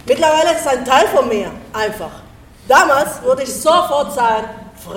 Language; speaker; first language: German; non-native, fluent; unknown